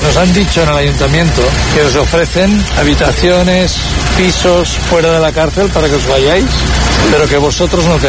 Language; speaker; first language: Spanish; native; Spanish